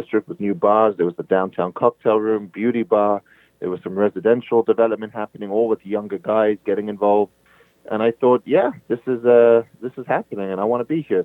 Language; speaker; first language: English; native; English